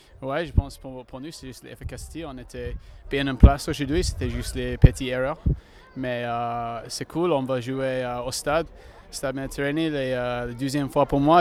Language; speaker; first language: French; non-native, learner; English